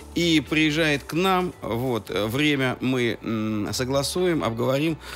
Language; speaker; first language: Russian; native; Russian